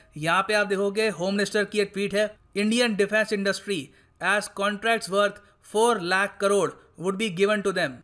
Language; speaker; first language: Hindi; native; Hindi